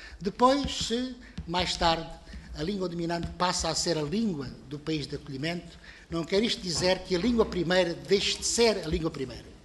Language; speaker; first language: Portuguese; native; Portuguese